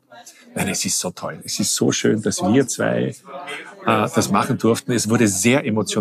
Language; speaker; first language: German; native; German